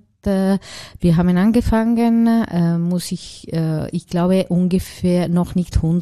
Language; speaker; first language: German; non-native, learner; Italian